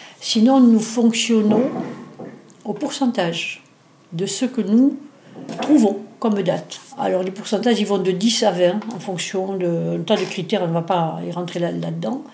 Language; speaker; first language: French; native; French